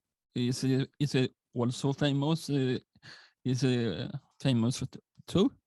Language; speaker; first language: English; non-native, learner; Swedish